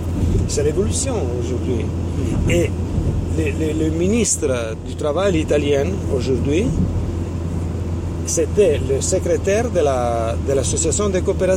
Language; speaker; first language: French; non-native, fluent; Italian